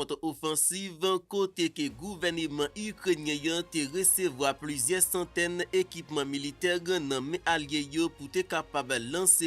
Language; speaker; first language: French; non-native, local second language; Haitian Creole